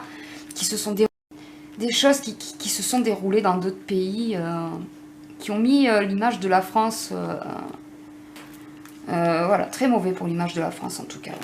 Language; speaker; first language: French; native; French